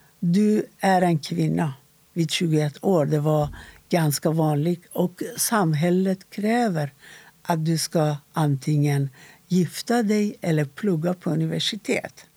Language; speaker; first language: Swedish; non-native, fluent; Persian